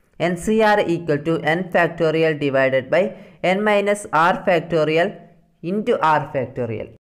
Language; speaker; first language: English; non-native, local second language; Malayalam